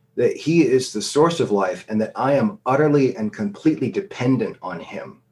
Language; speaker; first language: English; native; English